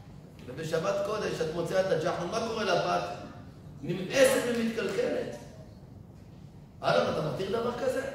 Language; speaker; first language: Hebrew; native; Hebrew